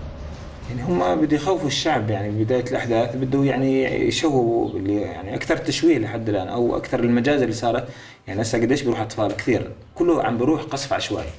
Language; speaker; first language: Arabic; native; Arabic